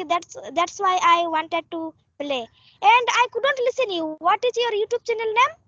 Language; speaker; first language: English; non-native, learner; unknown